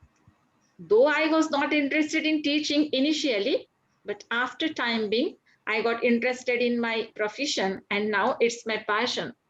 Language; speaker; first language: English; non-native, fluent; Marathi